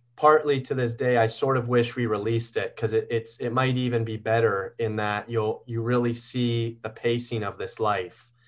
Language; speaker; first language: English; native; English